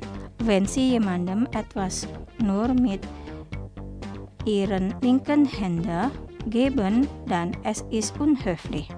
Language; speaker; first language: German; non-native, fluent; Indonesian